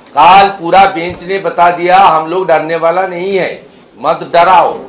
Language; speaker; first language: Hindi; non-native, local second language; Bangla